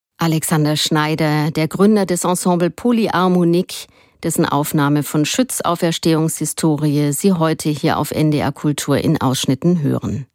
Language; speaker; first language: German; native; German